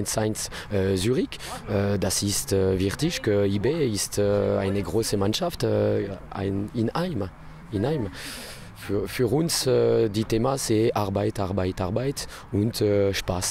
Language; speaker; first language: German; non-native, learner; French